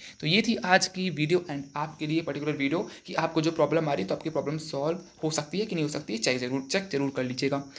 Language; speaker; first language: Hindi; native; Hindi